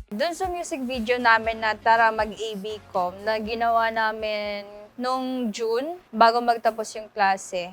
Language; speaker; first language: Filipino; non-native, local second language; Waray